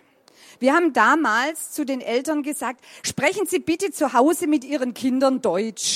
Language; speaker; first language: German; native; German